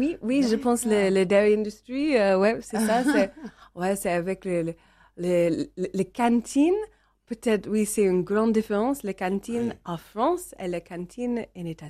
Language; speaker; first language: French; non-native, learner; English